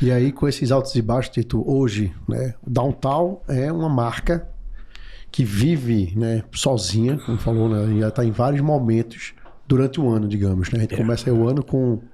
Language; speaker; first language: Portuguese; native; Portuguese